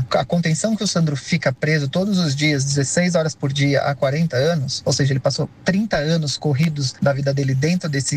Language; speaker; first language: Portuguese; native; Portuguese